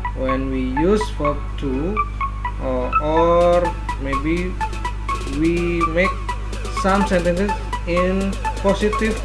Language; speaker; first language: English; non-native, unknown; Indonesian